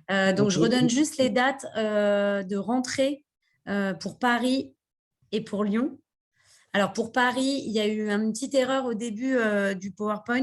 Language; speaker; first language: French; native; French